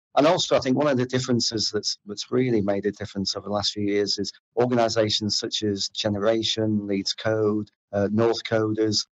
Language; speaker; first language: English; native; English